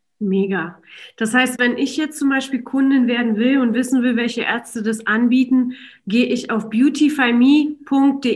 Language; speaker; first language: German; early bilingual, other home language; Polish